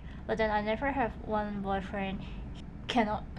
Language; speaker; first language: English; non-native, local second language; Cantonese